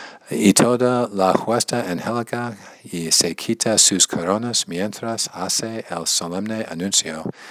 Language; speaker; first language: Spanish; non-native, learner; English